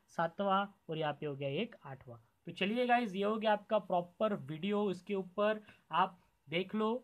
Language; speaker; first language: Hindi; non-native, local second language; Marathi